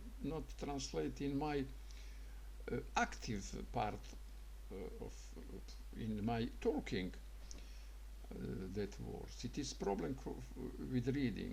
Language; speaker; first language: English; non-native, learner; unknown